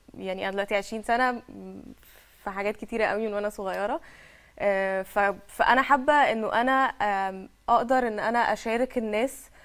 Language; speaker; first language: Arabic; native; Arabic